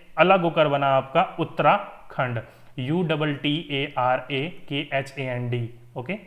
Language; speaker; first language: Hindi; native; Hindi